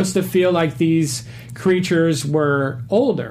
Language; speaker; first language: English; native; English